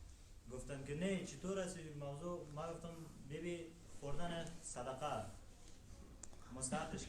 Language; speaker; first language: Persian; native; Persian